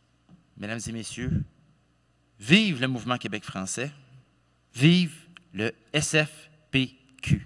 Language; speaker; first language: French; native; French